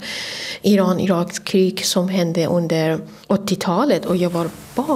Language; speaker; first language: Swedish; non-native, fluent; Persian